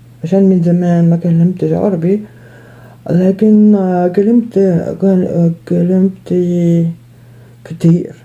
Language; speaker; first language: Arabic; non-native, learner; German